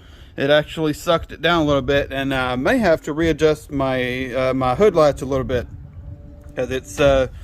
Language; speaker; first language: English; native; English